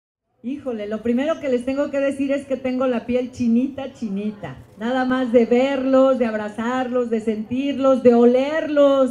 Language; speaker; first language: Spanish; native; Spanish